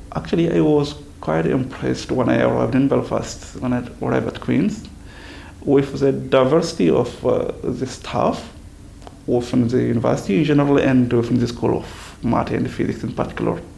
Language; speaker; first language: English; non-native, fluent; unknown